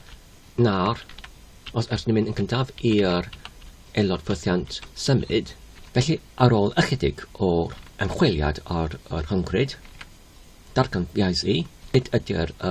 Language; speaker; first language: Welsh; non-native, learner; English